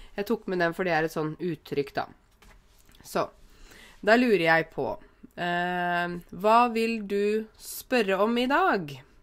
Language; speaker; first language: Norwegian; native; Norwegian